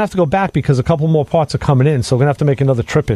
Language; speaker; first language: English; native; English